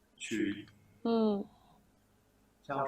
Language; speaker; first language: Chinese; non-native, learner; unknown